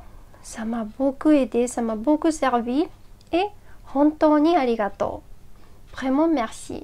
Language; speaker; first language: French; non-native, fluent; Japanese